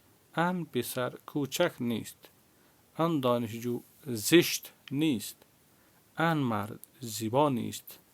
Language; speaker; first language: Persian; non-native, fluent; Urdu